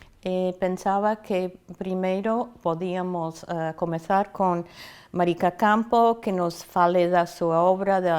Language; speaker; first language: Galician; non-native, fluent; English